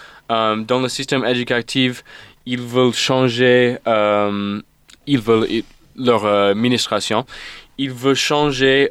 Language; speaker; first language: French; non-native, fluent; English